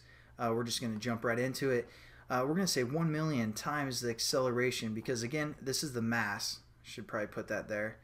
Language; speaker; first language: English; native; English